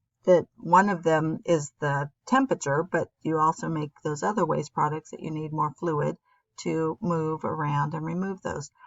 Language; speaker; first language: English; native; English